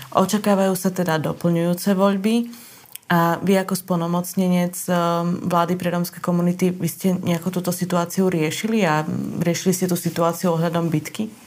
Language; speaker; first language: Slovak; native; Slovak